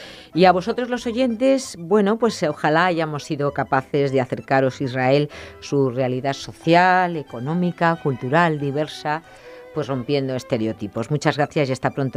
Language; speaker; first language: Spanish; native; Spanish